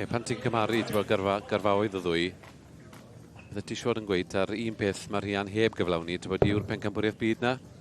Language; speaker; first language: Welsh; native; Welsh